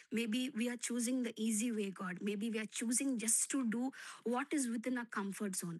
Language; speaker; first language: English; non-native, local second language; Telugu